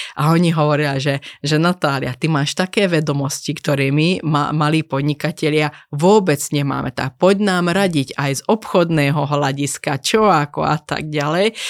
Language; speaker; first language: Slovak; non-native, local second language; Hungarian